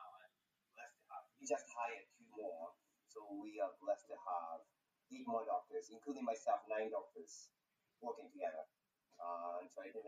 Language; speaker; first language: English; non-native, fluent; Japanese